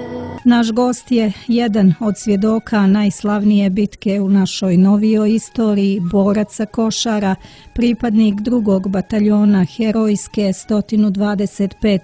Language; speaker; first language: Serbian; native; Serbian